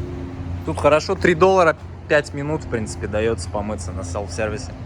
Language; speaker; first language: Russian; native; Russian